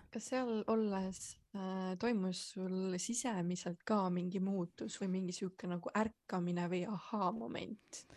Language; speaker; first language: Estonian; native; Estonian